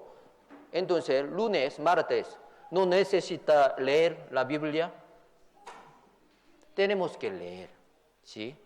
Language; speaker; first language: Spanish; non-native, fluent; Korean